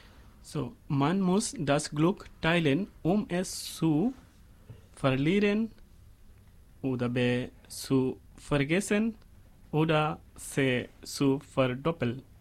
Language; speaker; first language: German; non-native, learner; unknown